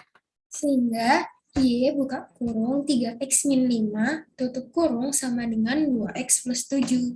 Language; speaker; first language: Indonesian; native; Indonesian